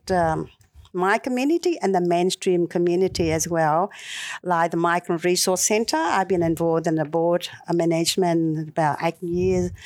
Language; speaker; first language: English; non-native, learner; Vietnamese